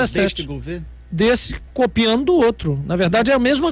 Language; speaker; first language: Portuguese; native; Portuguese